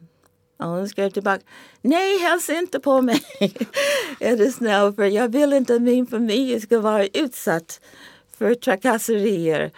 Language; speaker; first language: Swedish; non-native, fluent; English